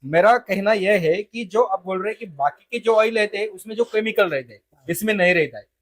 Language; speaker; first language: Hindi; non-native, local second language; Marathi